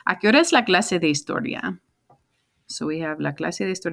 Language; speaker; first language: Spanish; non-native, fluent; English